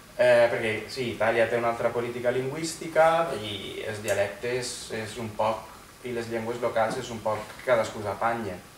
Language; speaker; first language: Catalan; non-native, fluent; Italian